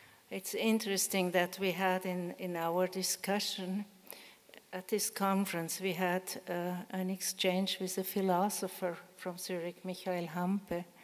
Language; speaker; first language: English; non-native, fluent; German